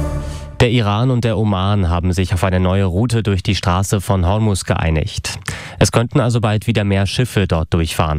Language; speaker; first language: German; native; German